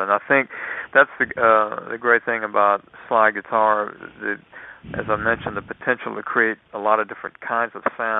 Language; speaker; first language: English; native; English